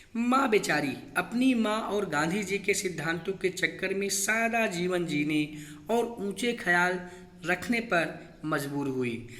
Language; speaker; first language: Hindi; native; Hindi